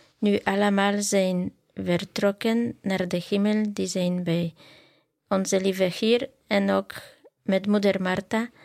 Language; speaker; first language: Dutch; non-native, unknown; Polish